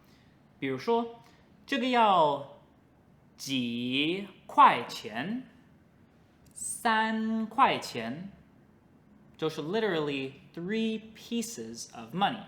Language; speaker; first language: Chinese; non-native, fluent; English